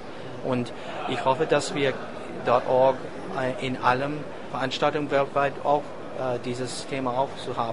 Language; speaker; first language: German; non-native, learner; English